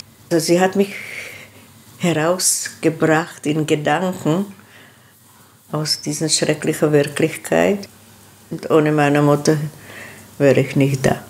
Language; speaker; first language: German; non-native, fluent; Czech